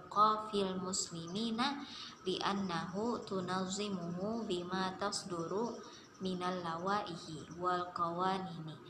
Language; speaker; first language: Arabic; non-native, learner; Indonesian